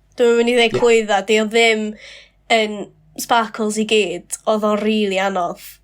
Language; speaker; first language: Welsh; non-native, local second language; English